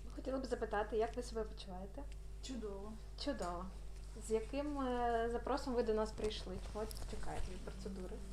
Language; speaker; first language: Ukrainian; non-native, local second language; Russian